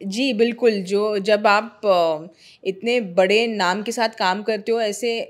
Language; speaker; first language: Hindi; non-native, local second language; Marathi